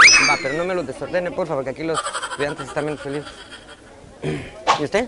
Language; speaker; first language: Spanish; native; Spanish